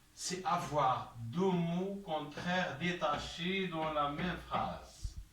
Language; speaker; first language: French; non-native, local second language; Arabic